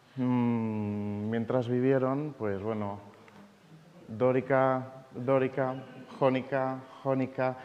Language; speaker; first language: Spanish; non-native, local second language; Catalan